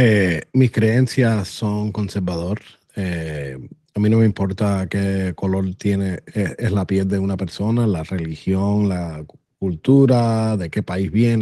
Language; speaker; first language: Spanish; early bilingual, other home language; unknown